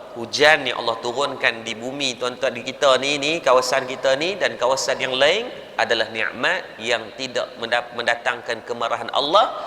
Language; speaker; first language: Malay; native; Malay